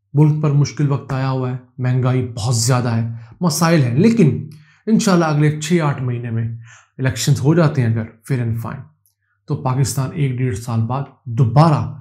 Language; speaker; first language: Urdu; native; Urdu